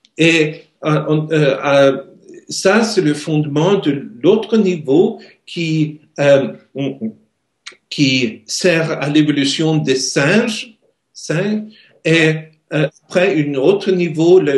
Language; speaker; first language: French; non-native, learner; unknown